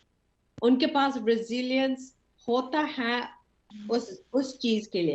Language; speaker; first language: Hindi; early bilingual, heritage; English